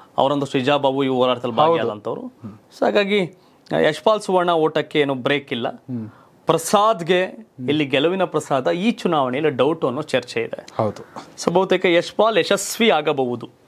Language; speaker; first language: Kannada; native; Kannada